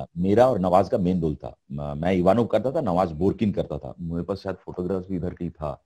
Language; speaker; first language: Hindi; non-native, local second language; Bangla